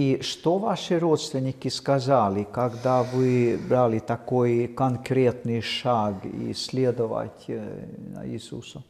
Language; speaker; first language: Russian; non-native, fluent; Swedish